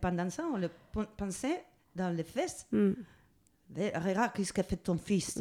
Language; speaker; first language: French; non-native, learner; Spanish